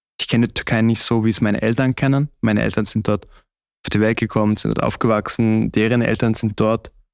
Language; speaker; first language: German; early bilingual, other home language; Turkish